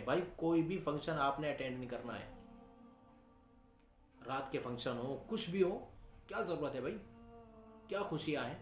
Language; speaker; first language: Urdu; native; Urdu